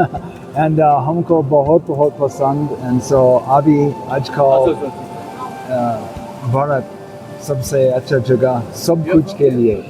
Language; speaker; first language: Hindi; non-native, learner; English